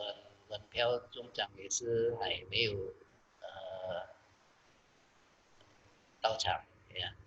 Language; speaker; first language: Chinese; non-native, local second language; Indonesian